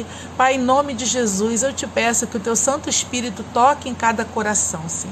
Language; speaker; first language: Portuguese; native; Portuguese